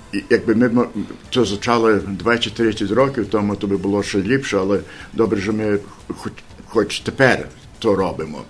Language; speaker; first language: Ukrainian; early bilingual, heritage; Ukrainian